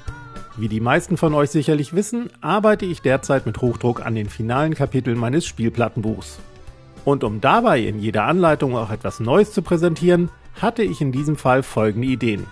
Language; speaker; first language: German; native; German